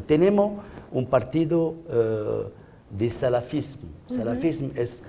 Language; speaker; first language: Spanish; non-native, fluent; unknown